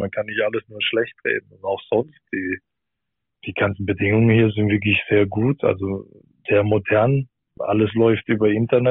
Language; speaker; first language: German; native; German